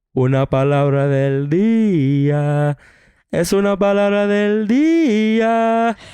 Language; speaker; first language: Spanish; early bilingual, heritage; Spanish